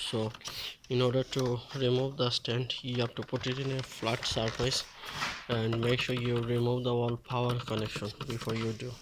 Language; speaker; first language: English; non-native, fluent; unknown